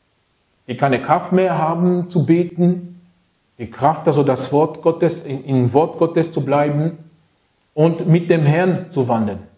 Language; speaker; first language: German; non-native, fluent; French